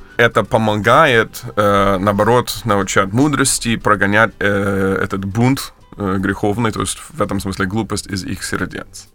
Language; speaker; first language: Russian; non-native, fluent; English